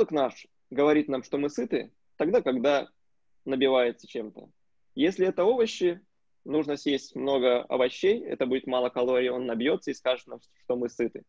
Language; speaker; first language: Russian; native; Russian